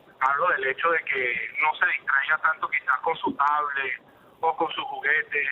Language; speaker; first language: Spanish; native; Spanish